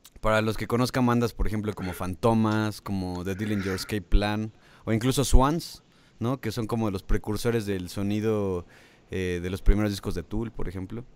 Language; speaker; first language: Spanish; native; Spanish